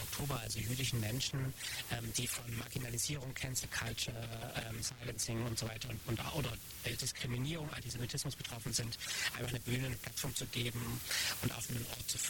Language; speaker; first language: German; native; German